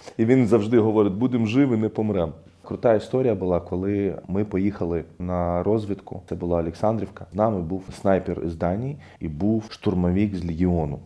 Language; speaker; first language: Ukrainian; non-native, fluent; Arabic